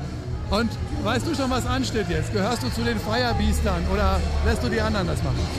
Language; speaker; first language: German; native; German